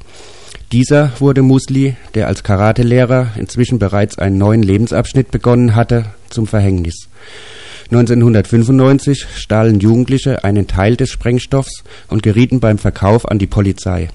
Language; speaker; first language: German; native; German